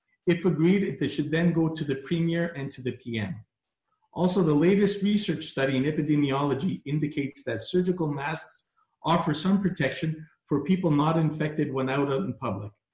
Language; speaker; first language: English; native; English